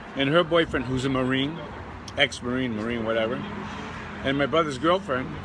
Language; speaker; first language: English; native; English